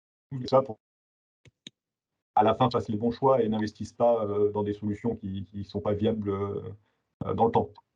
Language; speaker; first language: French; native; French